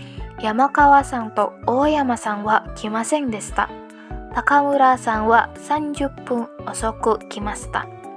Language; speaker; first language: Japanese; non-native, learner; Indonesian